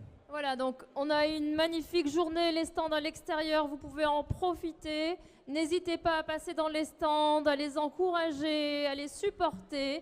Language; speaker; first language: French; native; French